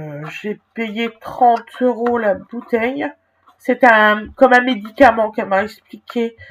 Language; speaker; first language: French; native; French